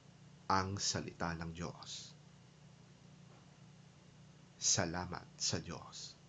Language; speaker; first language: Filipino; native; Filipino